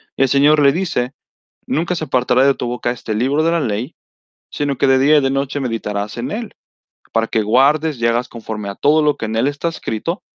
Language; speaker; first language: Spanish; early bilingual, heritage; Spanish